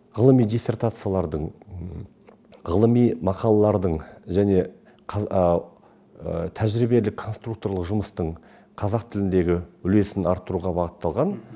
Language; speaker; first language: Kazakh; native; Kazakh